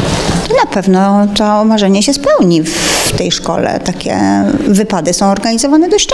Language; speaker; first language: Polish; native; Polish